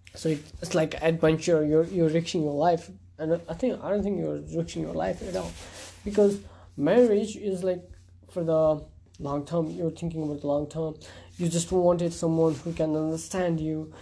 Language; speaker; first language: English; non-native, local second language; Nepali